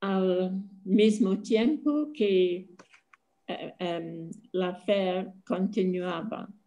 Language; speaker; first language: Spanish; non-native, fluent; English